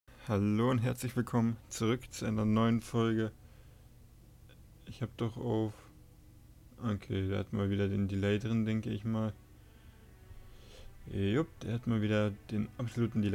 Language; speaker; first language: German; native; German